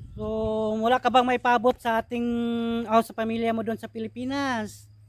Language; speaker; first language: Filipino; non-native, local second language; Cebuano